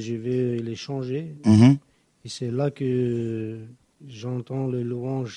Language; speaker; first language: French; non-native, local second language; Kabyle